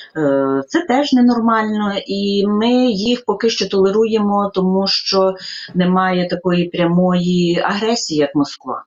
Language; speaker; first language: Ukrainian; native; Ukrainian